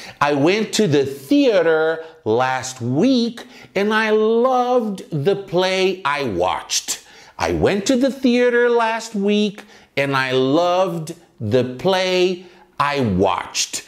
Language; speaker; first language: English; non-native, fluent; Portuguese